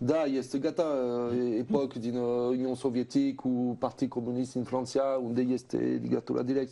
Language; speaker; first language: Romanian; non-native, learner; French